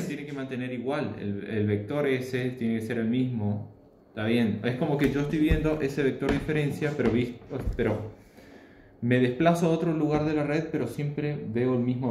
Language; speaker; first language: Spanish; native; Spanish